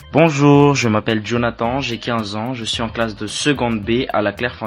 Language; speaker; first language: French; non-native, local second language; Malagasy